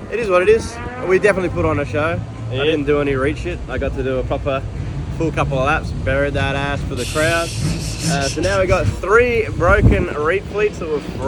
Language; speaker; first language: English; native; English